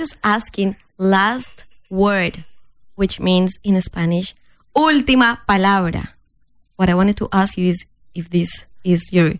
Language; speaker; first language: English; non-native, fluent; Spanish